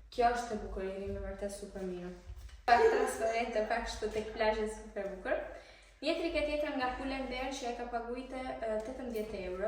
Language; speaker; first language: Albanian; early bilingual, heritage; Albanian